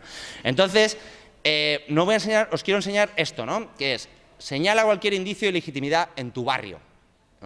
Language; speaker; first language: Spanish; native; Spanish